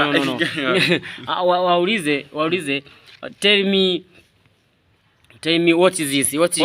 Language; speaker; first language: English; non-native, learner; Swahili